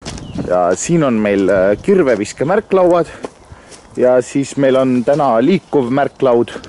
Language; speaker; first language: Estonian; native; Estonian